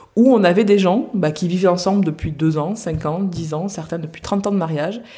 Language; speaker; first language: French; native; French